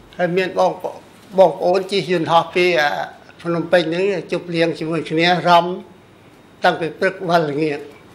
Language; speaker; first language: Khmer; native; Khmer